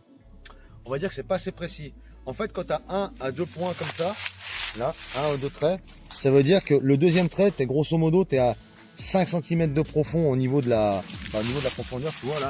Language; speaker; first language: French; native; French